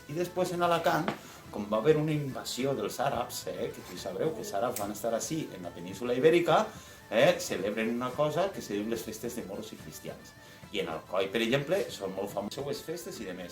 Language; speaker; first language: Catalan; native; Catalan